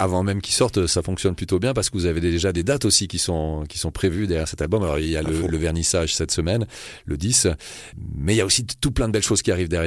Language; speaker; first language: French; native; French